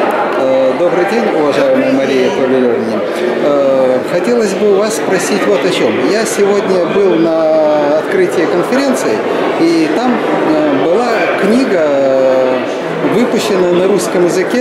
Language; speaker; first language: Russian; native; Russian